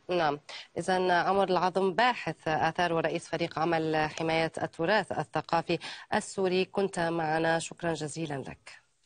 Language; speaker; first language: Arabic; native; Arabic